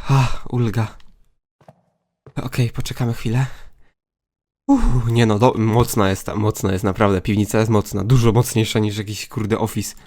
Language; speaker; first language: Polish; native; Polish